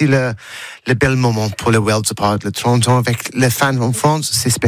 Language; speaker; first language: French; non-native, learner; English